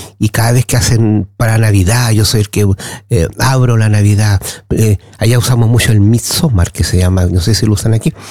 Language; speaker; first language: Spanish; native; Spanish